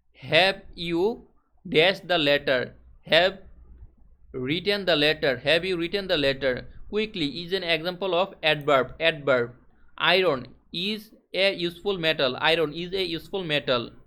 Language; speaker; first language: English; non-native, local second language; Bangla